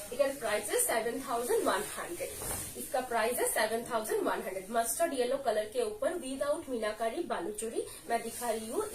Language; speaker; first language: Hindi; non-native, local second language; Bangla